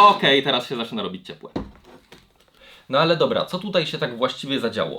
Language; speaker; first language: Polish; native; Polish